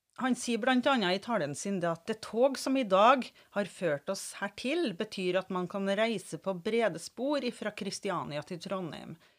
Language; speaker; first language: Norwegian; native; Norwegian